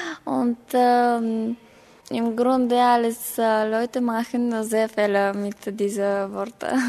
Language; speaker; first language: German; non-native, learner; Bulgarian